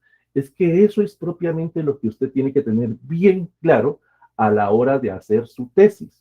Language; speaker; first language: Spanish; native; Spanish